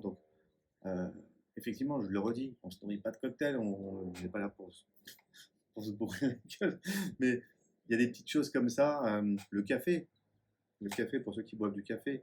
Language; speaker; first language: French; native; French